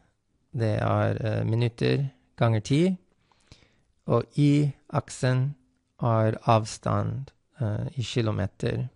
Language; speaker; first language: Norwegian; non-native, fluent; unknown